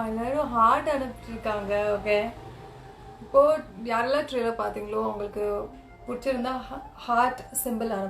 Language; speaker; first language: Tamil; non-native, local second language; Kannada